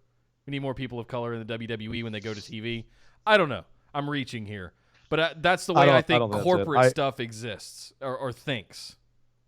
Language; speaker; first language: English; native; English